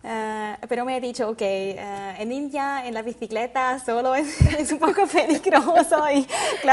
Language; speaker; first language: Spanish; non-native, learner; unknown